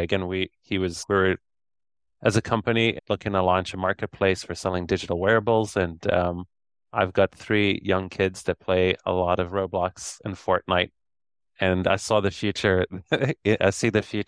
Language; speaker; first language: English; native; English